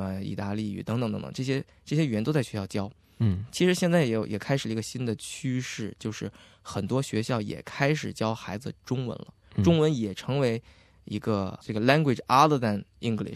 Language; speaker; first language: Chinese; native; Chinese